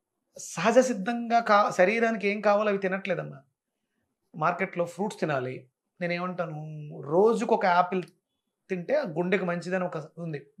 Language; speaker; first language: Telugu; native; Telugu